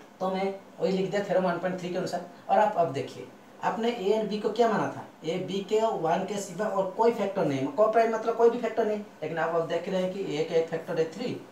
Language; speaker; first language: Hindi; non-native, local second language; Bangla